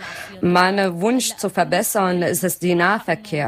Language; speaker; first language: German; non-native, learner; Arabic